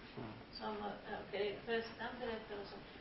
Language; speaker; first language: Swedish; non-native, learner; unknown